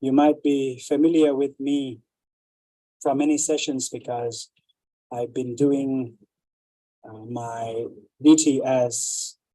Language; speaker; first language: English; non-native, fluent; Thai